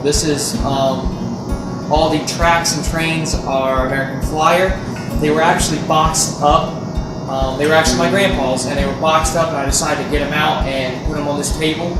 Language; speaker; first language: English; native; English